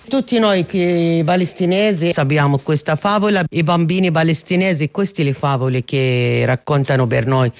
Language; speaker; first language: Italian; non-native, learner; Arabic